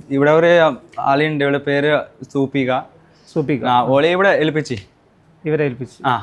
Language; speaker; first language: Malayalam; non-native, local second language; Bangla